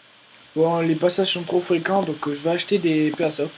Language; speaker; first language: French; native; French